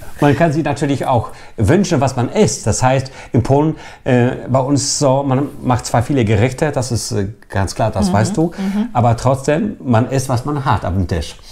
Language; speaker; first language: German; non-native, fluent; Polish